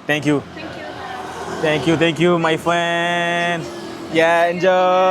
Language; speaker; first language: English; non-native, learner; French